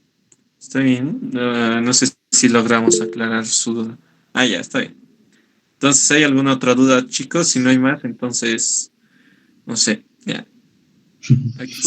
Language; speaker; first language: Spanish; native; Spanish